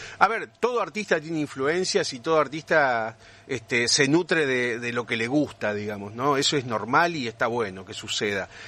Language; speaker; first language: Spanish; native; Spanish